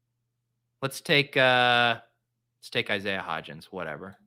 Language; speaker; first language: English; native; English